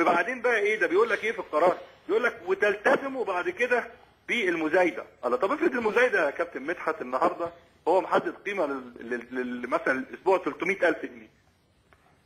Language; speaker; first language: Arabic; native; Arabic